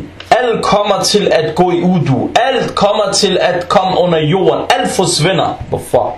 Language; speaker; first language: Danish; early bilingual, other home language; Arabic